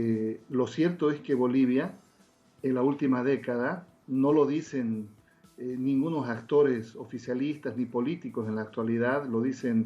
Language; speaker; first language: Spanish; native; Spanish